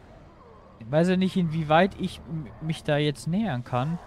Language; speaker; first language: German; native; German